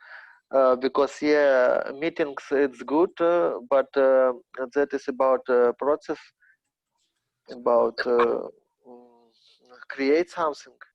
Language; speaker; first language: English; non-native, learner; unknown